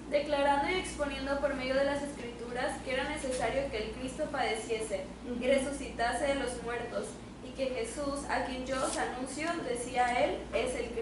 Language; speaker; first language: Spanish; native; Spanish